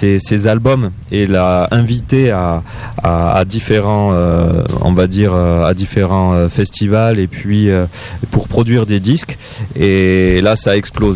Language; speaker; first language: French; native; French